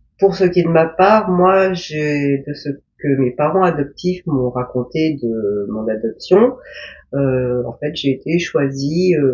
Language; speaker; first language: French; early bilingual, other home language; Korean